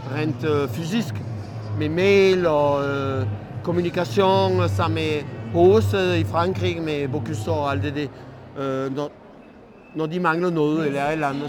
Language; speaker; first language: Danish; non-native, fluent; French